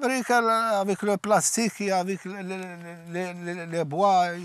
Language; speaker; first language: French; non-native, learner; Arabic